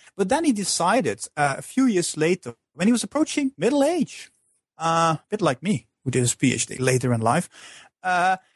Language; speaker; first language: English; non-native, fluent; Dutch